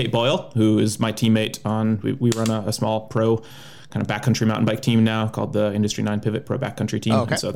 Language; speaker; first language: English; native; English